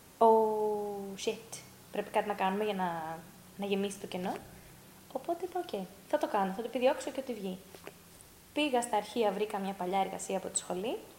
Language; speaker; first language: Greek; early bilingual, heritage; Greek